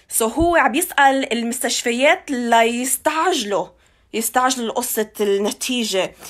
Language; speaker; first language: Arabic; early bilingual, heritage; Arabic